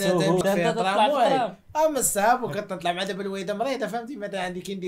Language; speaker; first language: Arabic; native; Arabic